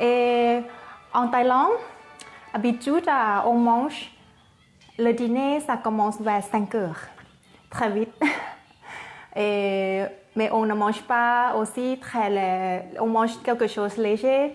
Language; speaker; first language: French; non-native, fluent; Thai